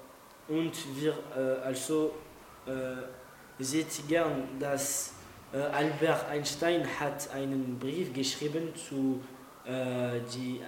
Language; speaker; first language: German; non-native, learner; French